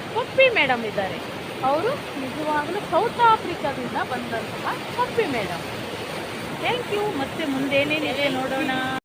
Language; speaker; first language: Kannada; native; Kannada